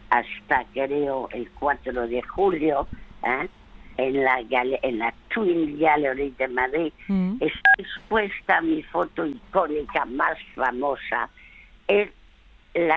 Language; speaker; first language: Spanish; early bilingual, other home language; French